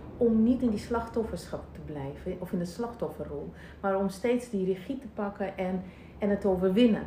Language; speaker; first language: Dutch; non-native, fluent; Russian